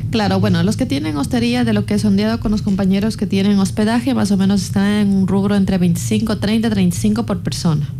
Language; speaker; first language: Spanish; native; Spanish